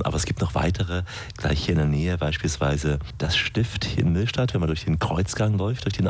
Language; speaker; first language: German; native; German